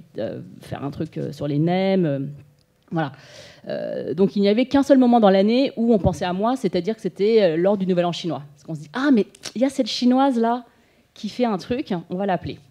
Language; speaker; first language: French; native; French